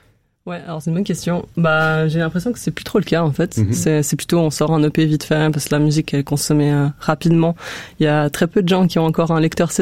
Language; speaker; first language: French; native; French